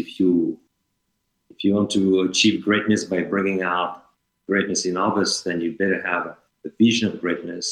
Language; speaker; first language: English; non-native, fluent; French